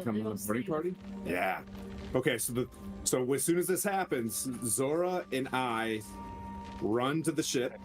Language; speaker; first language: English; native; English